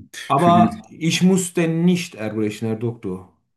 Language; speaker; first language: German; non-native, fluent; Turkish